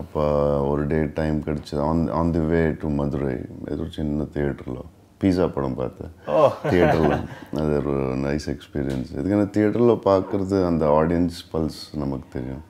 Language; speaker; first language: Tamil; non-native, learner; Telugu